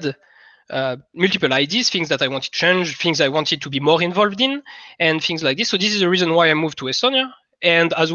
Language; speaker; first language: English; non-native, fluent; French